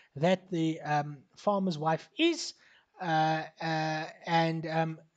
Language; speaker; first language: English; non-native, local second language; Afrikaans